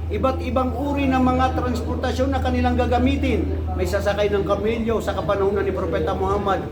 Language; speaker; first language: Filipino; non-native, local second language; Maranao